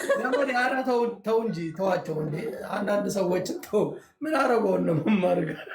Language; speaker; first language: Amharic; native; Amharic